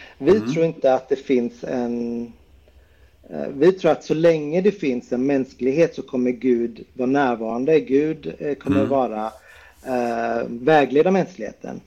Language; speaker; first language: Swedish; early bilingual, other home language; Persian